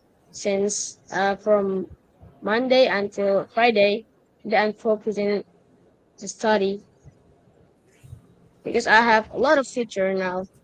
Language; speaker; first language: English; non-native, learner; Indonesian